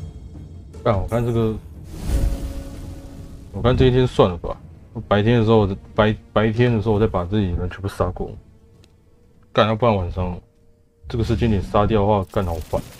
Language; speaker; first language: Chinese; native; Chinese